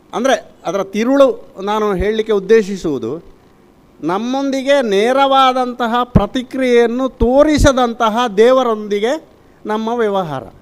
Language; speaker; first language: Kannada; non-native, local second language; Tulu